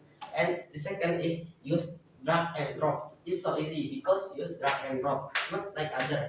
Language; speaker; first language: English; non-native, learner; Indonesian